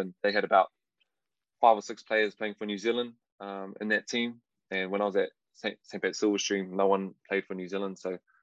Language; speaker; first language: English; native; English